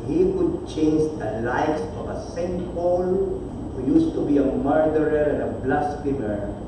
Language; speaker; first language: English; non-native, local second language; Filipino